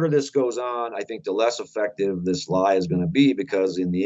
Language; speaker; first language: English; native; English